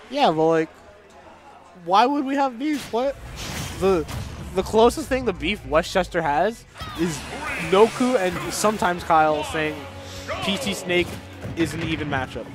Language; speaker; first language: English; native; English